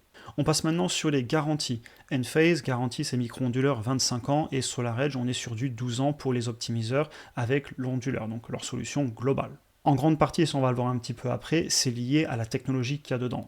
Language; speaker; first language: French; native; French